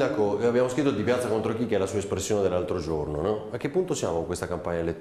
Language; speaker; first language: Italian; native; Italian